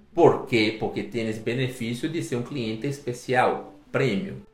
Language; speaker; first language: Portuguese; non-native, learner; Spanish